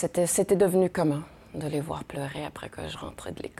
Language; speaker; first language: French; early bilingual, other home language; Spanish